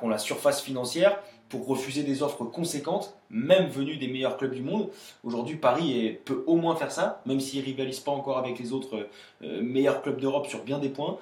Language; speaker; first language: French; native; French